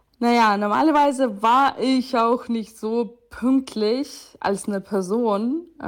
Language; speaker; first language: German; non-native, fluent; Ukrainian